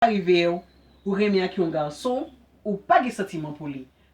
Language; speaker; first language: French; non-native, learner; Haitian Creole